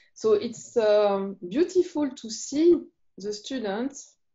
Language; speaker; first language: English; non-native, fluent; French